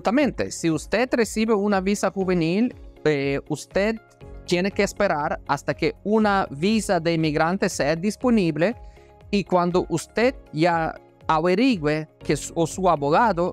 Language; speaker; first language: Spanish; non-native, fluent; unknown